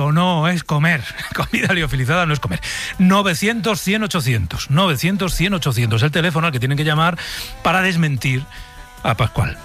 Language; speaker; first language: Spanish; native; Spanish